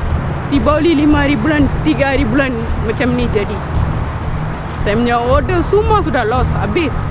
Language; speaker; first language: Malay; non-native, local second language; Tamil